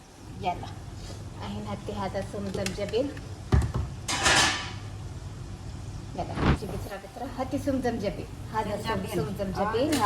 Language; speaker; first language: Arabic; non-native, learner; Urdu